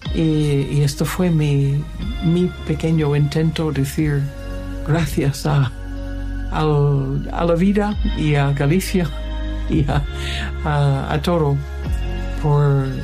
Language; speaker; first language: Spanish; non-native, fluent; English